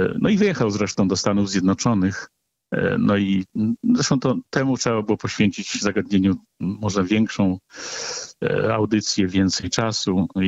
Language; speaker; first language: Polish; native; Polish